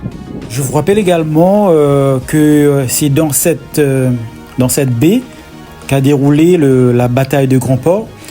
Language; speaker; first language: French; non-native, local second language; Morisyen